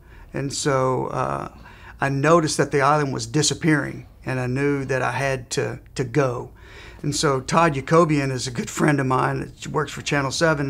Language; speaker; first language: English; native; English